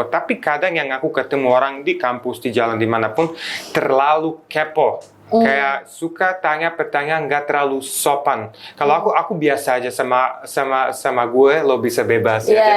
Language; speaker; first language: Indonesian; non-native, fluent; Serbian